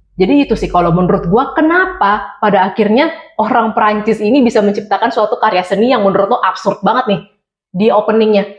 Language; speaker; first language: Indonesian; native; Indonesian